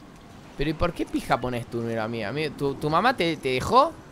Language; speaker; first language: Spanish; native; Spanish